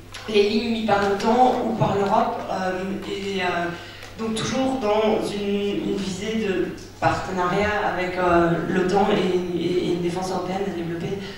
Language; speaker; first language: French; native; French